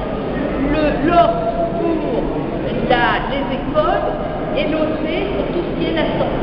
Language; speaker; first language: French; native; French